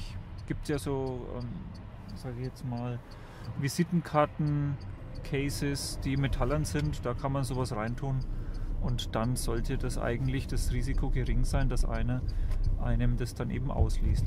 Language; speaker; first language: German; native; German